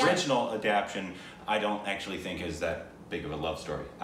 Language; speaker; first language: English; native; English